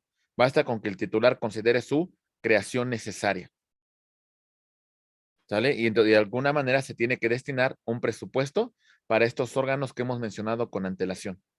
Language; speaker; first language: Spanish; native; Spanish